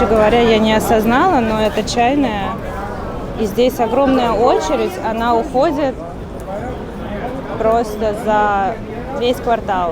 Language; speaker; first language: Russian; native; Russian